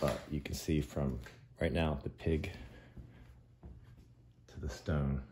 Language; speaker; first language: English; native; English